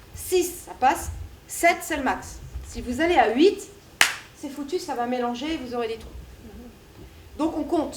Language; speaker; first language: French; native; French